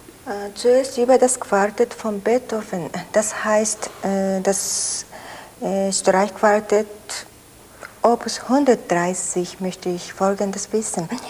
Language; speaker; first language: German; non-native, fluent; Japanese